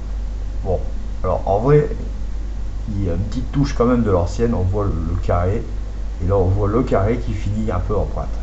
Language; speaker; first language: French; native; French